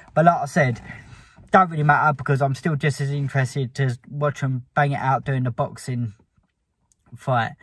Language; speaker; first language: English; native; English